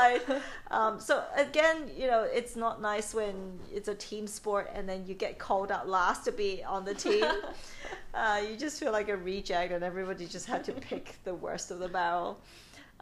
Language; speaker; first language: English; non-native, local second language; Cantonese